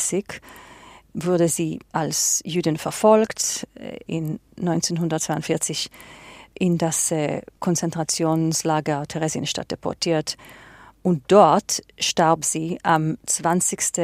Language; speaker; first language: German; non-native, fluent; Hebrew